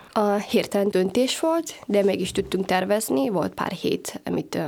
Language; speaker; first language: Hungarian; non-native, fluent; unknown